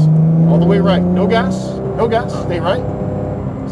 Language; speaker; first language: English; native; English